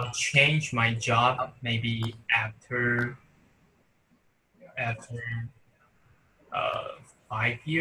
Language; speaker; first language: English; non-native, learner; Chinese